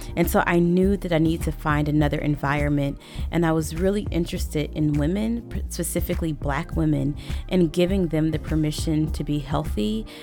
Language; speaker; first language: English; native; English